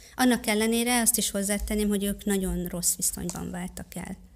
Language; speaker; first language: Hungarian; native; Hungarian